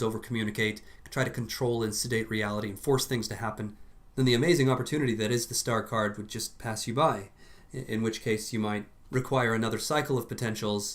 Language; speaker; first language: English; native; English